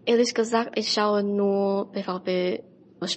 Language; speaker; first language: German; non-native, learner; Chinese